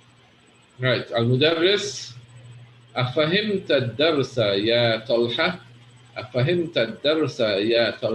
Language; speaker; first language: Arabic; non-native, fluent; English